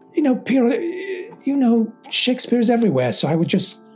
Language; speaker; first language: English; native; English